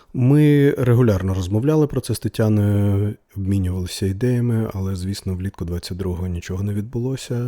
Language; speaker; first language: Ukrainian; non-native, local second language; Russian